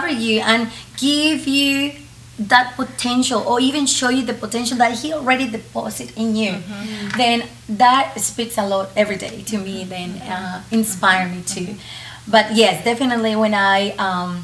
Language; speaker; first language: English; non-native, fluent; Spanish